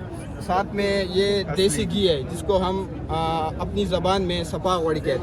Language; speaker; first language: Hindi; non-native, local second language; Pashto